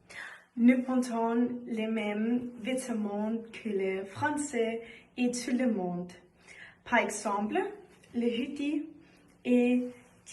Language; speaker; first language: French; non-native, learner; Danish